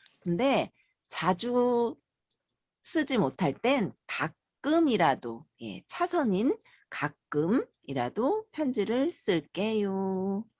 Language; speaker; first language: Korean; native; Korean